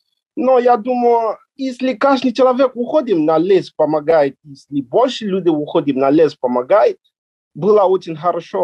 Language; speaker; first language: Russian; non-native, learner; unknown